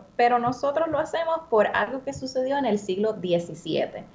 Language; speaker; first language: Spanish; native; Spanish